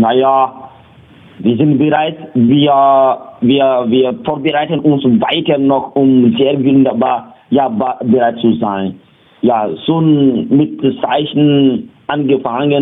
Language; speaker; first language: German; non-native, learner; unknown